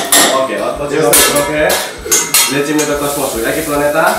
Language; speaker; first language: Polish; non-native, learner; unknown